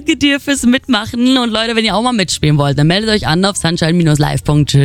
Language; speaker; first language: German; native; German